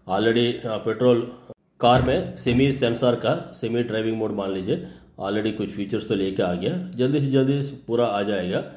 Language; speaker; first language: Hindi; non-native, local second language; Telugu